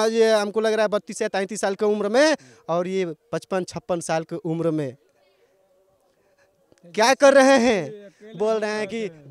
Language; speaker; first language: Hindi; native; Hindi